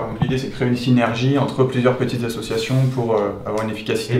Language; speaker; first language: French; native; French